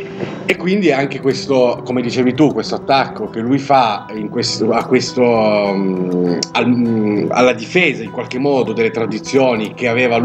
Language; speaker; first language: Italian; native; Italian